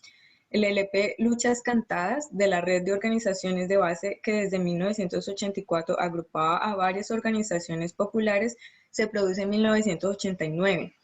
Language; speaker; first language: Spanish; native; Spanish